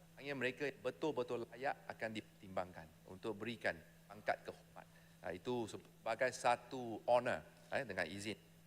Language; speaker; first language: Malay; non-native, local second language; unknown